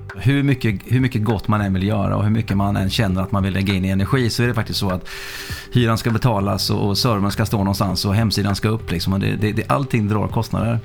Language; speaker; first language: Swedish; early bilingual, other home language; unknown